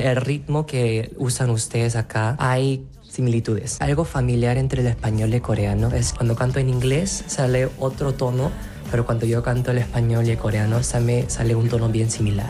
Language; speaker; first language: Spanish; non-native, fluent; Korean